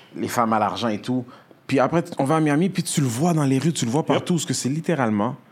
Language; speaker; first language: French; native; French